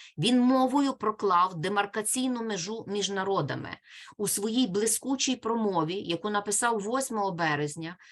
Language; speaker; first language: Ukrainian; native; Ukrainian